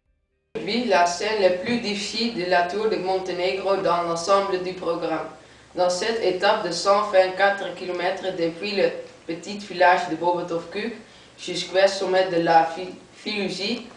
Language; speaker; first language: French; non-native, learner; Dutch